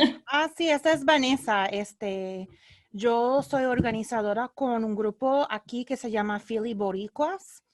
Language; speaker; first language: Spanish; early bilingual, heritage; Spanish